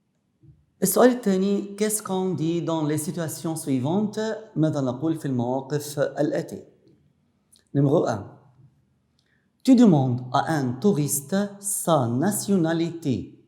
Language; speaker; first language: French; non-native, fluent; Arabic